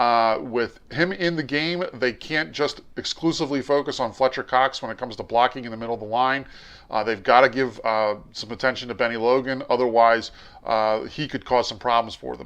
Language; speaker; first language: English; native; English